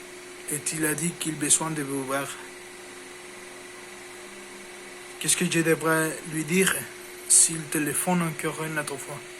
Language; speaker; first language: French; non-native, learner; Spanish